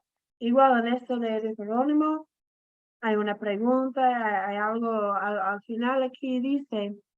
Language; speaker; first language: Spanish; non-native, fluent; English